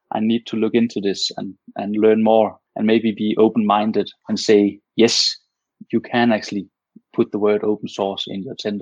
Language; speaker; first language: English; non-native, fluent; Danish